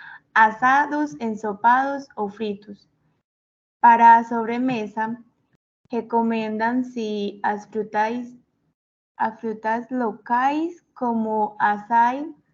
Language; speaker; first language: Portuguese; non-native, learner; Spanish